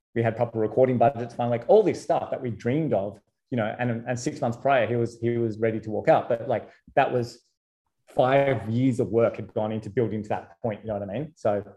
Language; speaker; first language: English; native; English